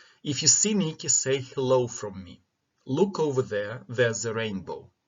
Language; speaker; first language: English; non-native, fluent; Ukrainian